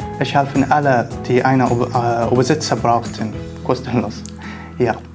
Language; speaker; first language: German; non-native, learner; Arabic